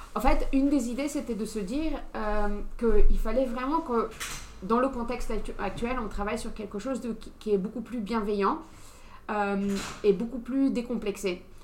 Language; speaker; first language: French; non-native, fluent; English